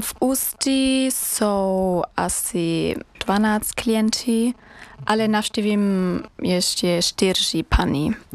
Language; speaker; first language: Czech; non-native, learner; German